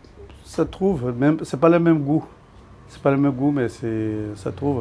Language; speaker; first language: French; non-native, learner; Tibetan